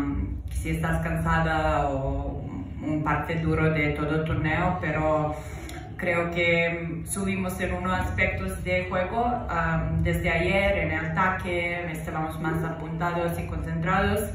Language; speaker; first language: Spanish; non-native, fluent; Serbian